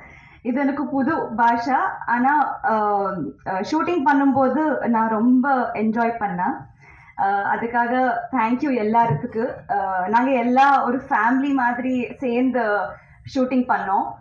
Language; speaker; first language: Tamil; non-native, learner; Telugu